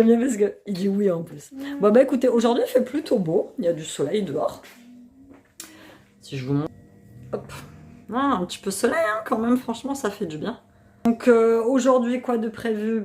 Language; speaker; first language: French; native; French